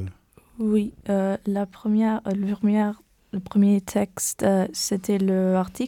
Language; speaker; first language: French; non-native, learner; German